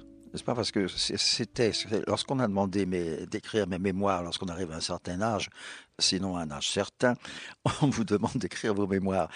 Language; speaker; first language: French; native; French